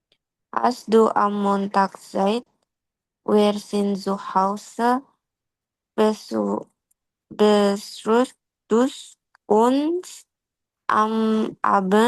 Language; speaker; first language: German; non-native, learner; Indonesian